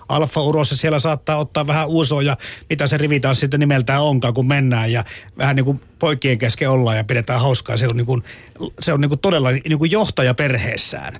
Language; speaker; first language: Finnish; native; Finnish